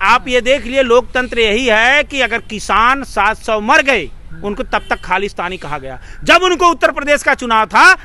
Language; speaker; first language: Hindi; native; Hindi